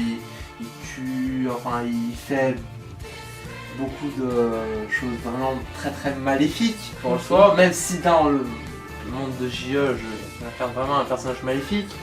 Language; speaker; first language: French; native; French